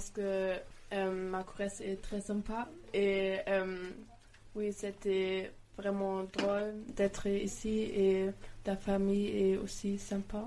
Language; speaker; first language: French; non-native, learner; German